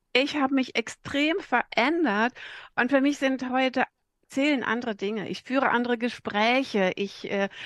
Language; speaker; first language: German; native; German